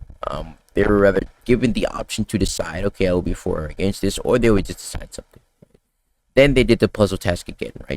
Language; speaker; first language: English; native; English